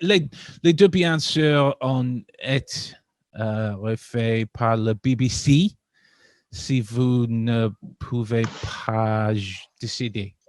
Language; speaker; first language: French; non-native, learner; English